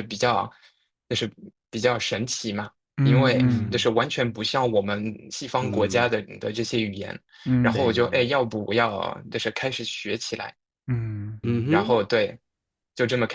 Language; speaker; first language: Chinese; non-native, fluent; French